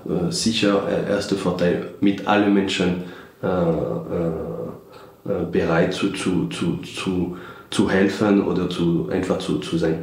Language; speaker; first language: German; non-native, fluent; French